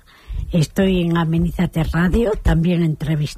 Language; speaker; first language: Spanish; native; Spanish